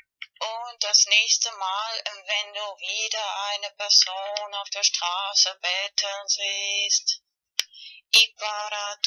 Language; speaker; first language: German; non-native, fluent; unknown